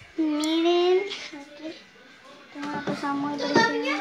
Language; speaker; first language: Spanish; native; Spanish